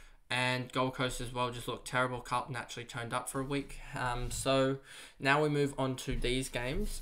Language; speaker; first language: English; native; English